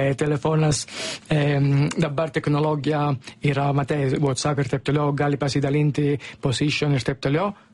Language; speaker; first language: Lithuanian; non-native, learner; Italian